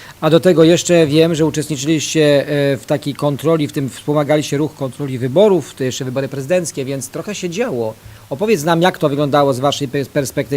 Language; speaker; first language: Polish; native; Polish